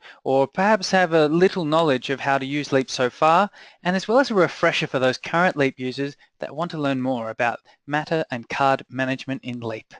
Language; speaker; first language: English; native; English